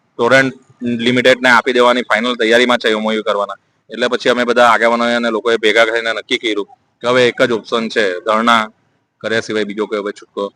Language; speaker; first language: Gujarati; non-native, local second language; Gamit